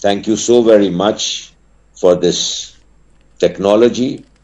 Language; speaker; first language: English; non-native, local second language; Punjabi